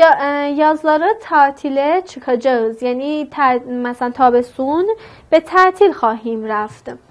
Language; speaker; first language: Turkish; non-native, learner; Persian